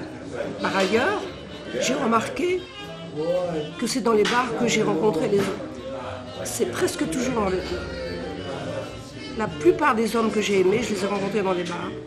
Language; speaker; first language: French; native; French